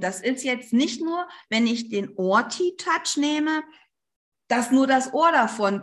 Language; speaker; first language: German; native; German